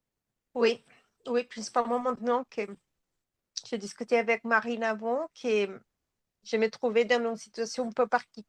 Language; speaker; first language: French; non-native, fluent; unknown